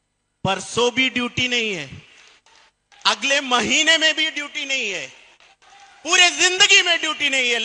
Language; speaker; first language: Hindi; non-native, fluent; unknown